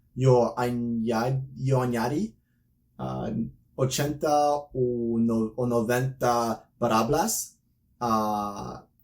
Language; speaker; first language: Spanish; non-native, learner; English